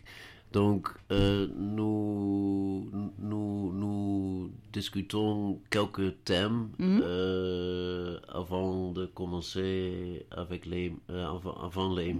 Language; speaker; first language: French; non-native, learner; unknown